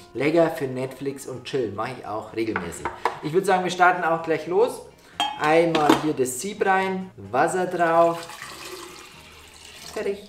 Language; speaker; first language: German; native; German